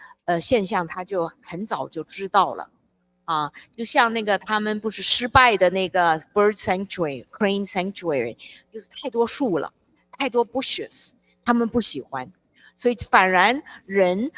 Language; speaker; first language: Chinese; early bilingual, heritage; English